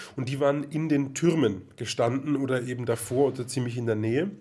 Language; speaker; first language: German; native; German